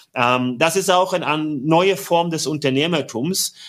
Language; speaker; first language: German; non-native, fluent; Norwegian